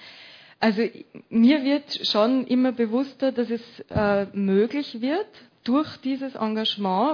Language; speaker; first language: German; native; German